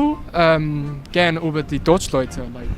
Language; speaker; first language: German; non-native, learner; English